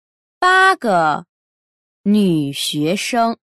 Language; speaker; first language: Chinese; non-native, learner; Russian